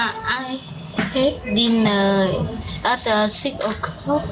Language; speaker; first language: English; non-native, learner; Vietnamese